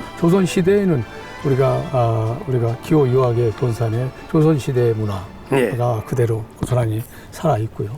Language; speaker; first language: Korean; native; Korean